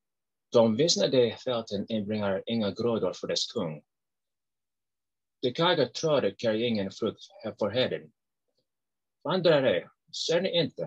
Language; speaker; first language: Swedish; non-native, learner; English